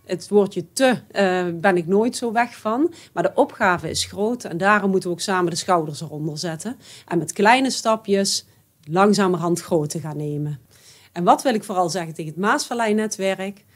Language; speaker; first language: Dutch; native; Dutch